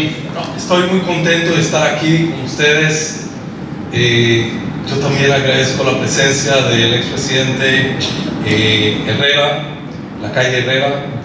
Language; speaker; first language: Spanish; early bilingual, heritage; Spanish